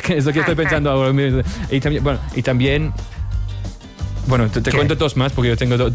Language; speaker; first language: Spanish; non-native, fluent; English